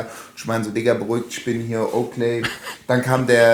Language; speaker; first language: German; native; German